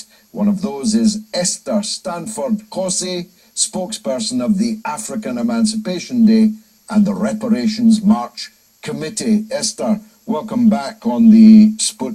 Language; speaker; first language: English; native; English